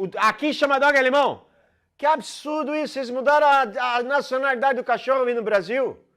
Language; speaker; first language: Portuguese; non-native, fluent; English